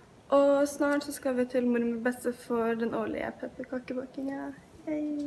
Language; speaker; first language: Norwegian; native; Norwegian